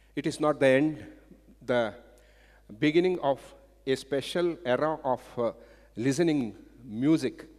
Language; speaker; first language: English; non-native, local second language; Kannada